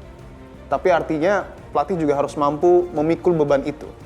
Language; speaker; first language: Indonesian; native; Indonesian